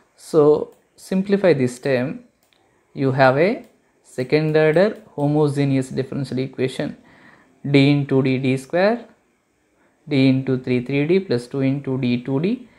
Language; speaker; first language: English; non-native, local second language; Telugu